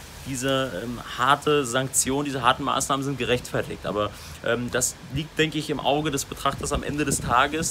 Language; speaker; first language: German; native; German